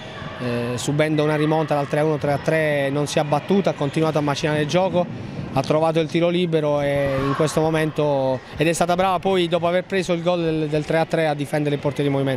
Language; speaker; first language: Italian; native; Italian